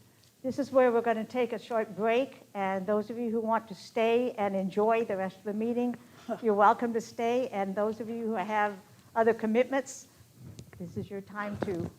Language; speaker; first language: English; native; English